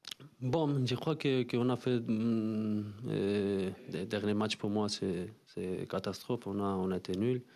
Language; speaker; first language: French; non-native, fluent; Spanish